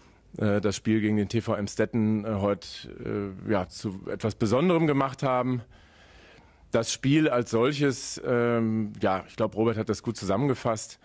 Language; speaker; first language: German; native; German